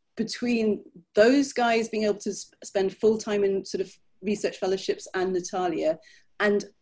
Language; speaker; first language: English; native; English